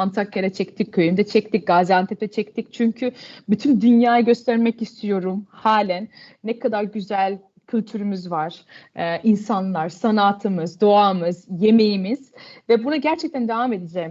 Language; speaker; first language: Turkish; early bilingual, heritage; Turkish